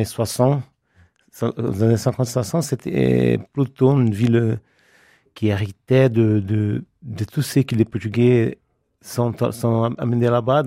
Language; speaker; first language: French; non-native, fluent; Portuguese